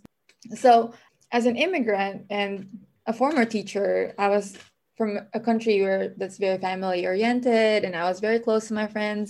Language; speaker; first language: English; non-native, local second language; Filipino